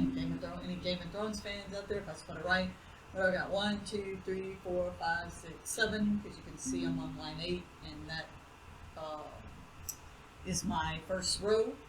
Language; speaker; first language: English; native; English